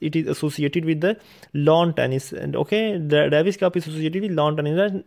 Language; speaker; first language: English; non-native, local second language; Urdu